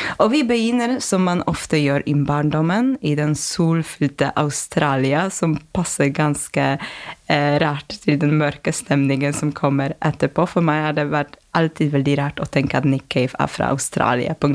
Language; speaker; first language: Norwegian; non-native, fluent; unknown